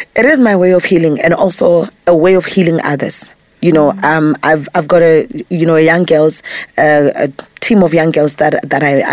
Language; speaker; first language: English; non-native, local second language; Zulu